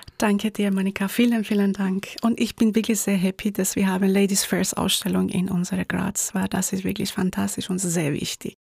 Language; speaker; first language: German; non-native, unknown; Persian